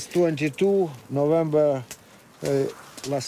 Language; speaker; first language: English; non-native, learner; Russian